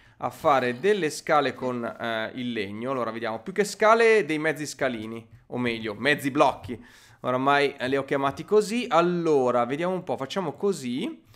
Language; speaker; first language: Italian; native; Italian